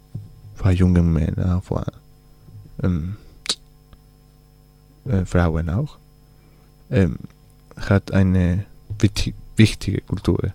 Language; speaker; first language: German; non-native, learner; Spanish